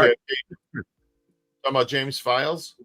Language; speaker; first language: English; native; English